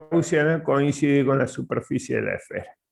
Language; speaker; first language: Spanish; native; Spanish